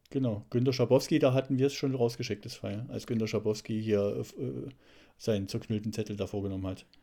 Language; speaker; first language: German; native; German